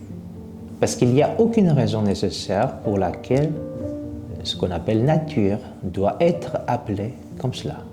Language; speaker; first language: French; non-native, fluent; Korean